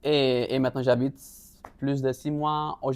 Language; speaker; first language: French; non-native, local second language; Arabic